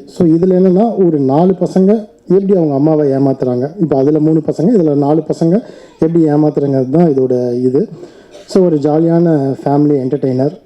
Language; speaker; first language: Tamil; native; Tamil